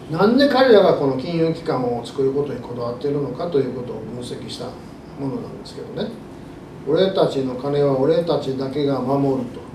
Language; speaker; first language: Japanese; native; Japanese